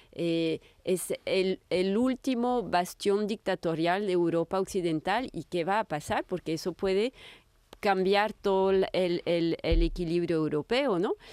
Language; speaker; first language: Spanish; non-native, fluent; French